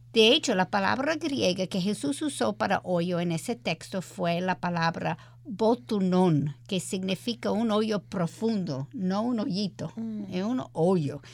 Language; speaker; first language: Spanish; early bilingual, heritage; English